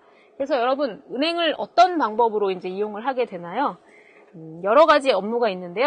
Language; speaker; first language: Korean; native; Korean